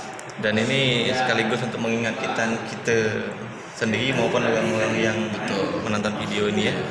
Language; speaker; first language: Indonesian; native; Indonesian